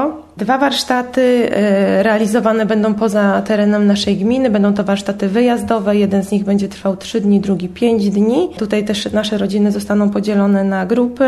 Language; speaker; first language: Polish; native; Polish